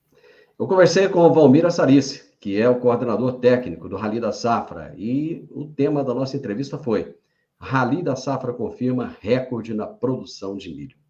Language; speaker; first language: Portuguese; native; Portuguese